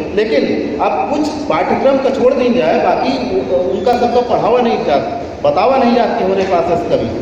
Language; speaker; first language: Hindi; native; Hindi